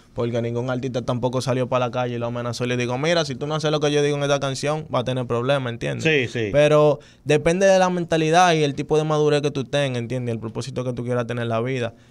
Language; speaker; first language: Spanish; native; Spanish